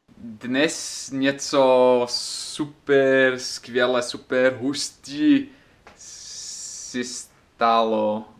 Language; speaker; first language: Czech; non-native, learner; English